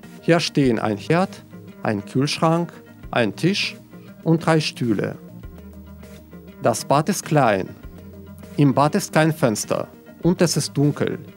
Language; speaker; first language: German; non-native, fluent; Russian